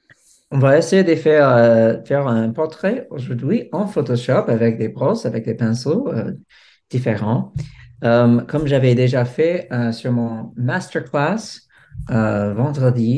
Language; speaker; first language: French; non-native, fluent; English